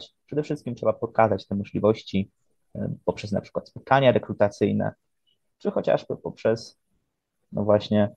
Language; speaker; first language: Polish; native; Polish